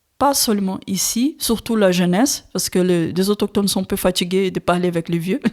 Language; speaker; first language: French; non-native, fluent; Portuguese